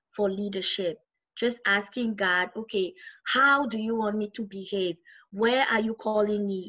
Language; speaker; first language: English; non-native, fluent; French